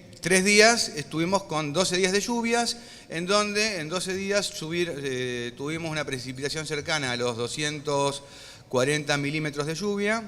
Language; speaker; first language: Spanish; native; Spanish